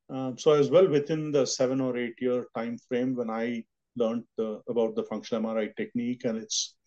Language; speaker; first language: English; non-native, local second language; Telugu